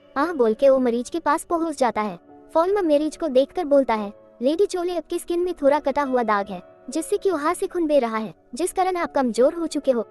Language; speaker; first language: Hindi; non-native, local second language; Bangla